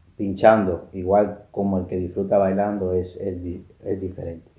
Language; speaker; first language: Spanish; native; Spanish